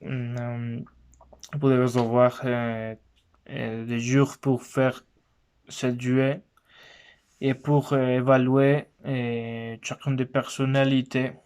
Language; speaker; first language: French; non-native, learner; Spanish